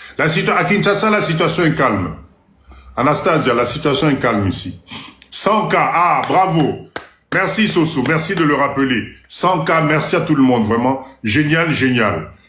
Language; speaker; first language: French; non-native, local second language; Lingala